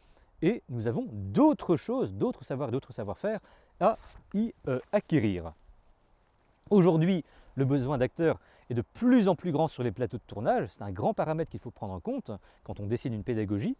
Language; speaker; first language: French; native; French